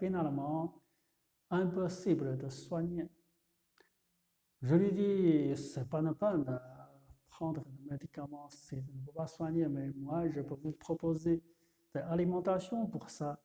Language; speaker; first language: French; non-native, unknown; Chinese